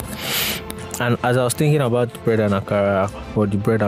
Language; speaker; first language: English; non-native, local second language; Yoruba